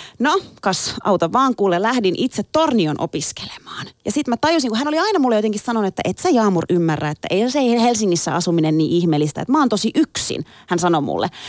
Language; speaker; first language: Finnish; early bilingual, other home language; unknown